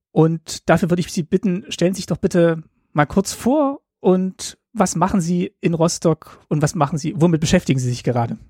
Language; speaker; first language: German; native; German